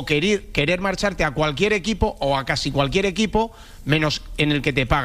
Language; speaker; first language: Spanish; native; Spanish